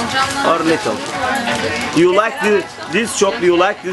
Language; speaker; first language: English; non-native, learner; Turkish